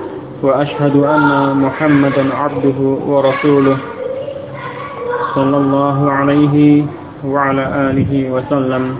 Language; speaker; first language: Arabic; non-native, fluent; Indonesian